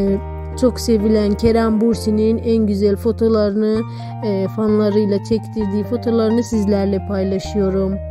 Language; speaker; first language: Turkish; native; Turkish